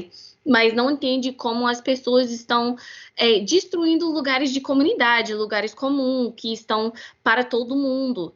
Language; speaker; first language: Portuguese; non-native, fluent; English